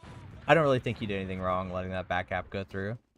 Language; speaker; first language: English; native; English